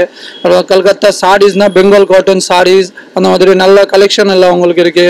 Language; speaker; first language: Tamil; non-native, fluent; Bangla